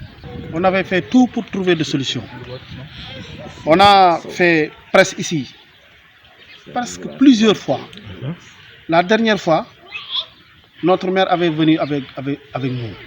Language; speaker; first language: French; non-native, local second language; Wolof